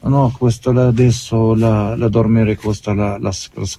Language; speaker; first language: Italian; non-native, learner; Arabic